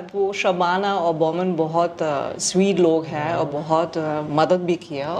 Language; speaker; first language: Hindi; non-native, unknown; German